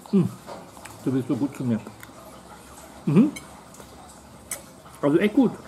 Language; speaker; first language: German; native; German